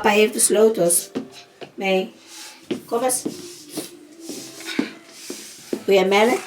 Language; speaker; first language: Dutch; non-native, learner; Filipino